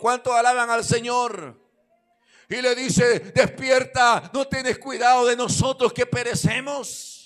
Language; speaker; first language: Spanish; native; Spanish